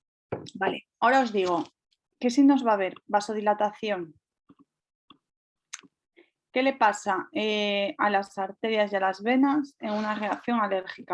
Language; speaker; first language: Spanish; native; Spanish